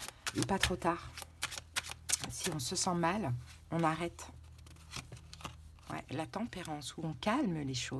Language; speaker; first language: French; native; French